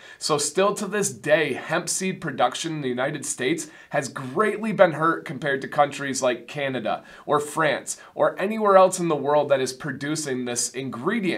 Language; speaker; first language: English; native; English